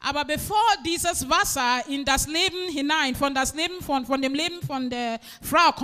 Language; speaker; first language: German; non-native, fluent; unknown